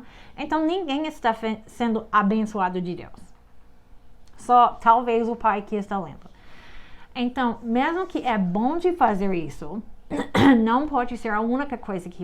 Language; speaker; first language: Portuguese; non-native, fluent; English